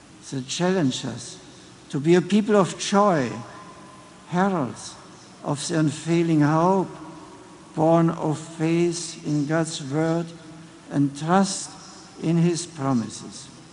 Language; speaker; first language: English; non-native, fluent; German